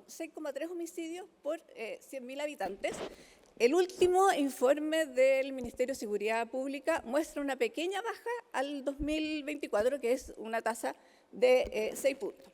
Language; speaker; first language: Spanish; native; Spanish